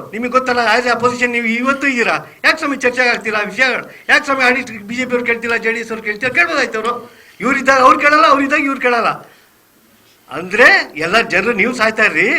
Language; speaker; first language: Kannada; non-native, local second language; Urdu